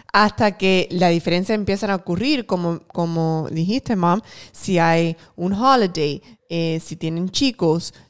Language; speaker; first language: Spanish; early bilingual, heritage; Spanish